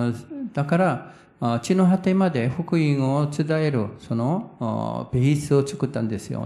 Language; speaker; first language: Japanese; non-native, fluent; Korean